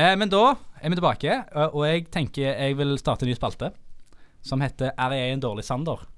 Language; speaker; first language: Norwegian; native; Norwegian